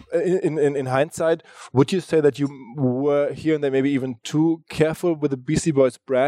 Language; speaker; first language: English; non-native, fluent; German